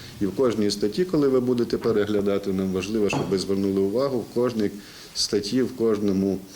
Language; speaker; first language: Ukrainian; native; Ukrainian